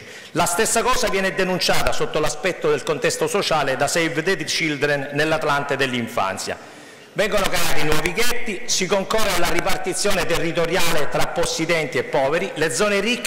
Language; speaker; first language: Italian; native; Italian